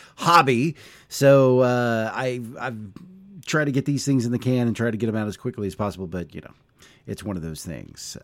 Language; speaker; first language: English; native; English